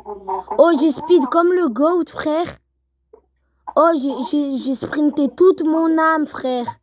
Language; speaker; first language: French; native; French